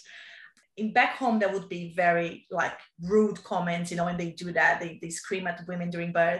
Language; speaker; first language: English; non-native, fluent; Portuguese